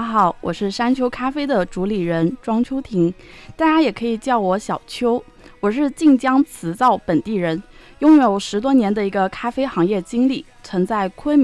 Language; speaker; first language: Chinese; native; Chinese